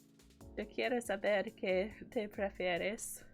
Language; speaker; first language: Spanish; non-native, learner; English